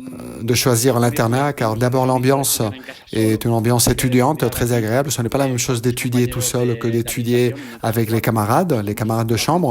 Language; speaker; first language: French; non-native, fluent; Spanish